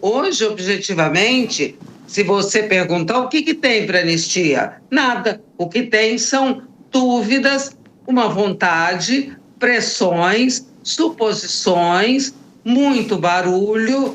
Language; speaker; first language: Portuguese; native; Portuguese